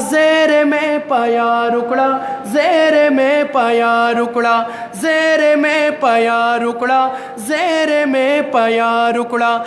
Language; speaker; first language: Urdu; non-native, local second language; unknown